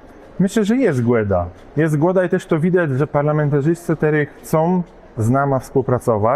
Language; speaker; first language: Polish; non-native, local second language; Kashubian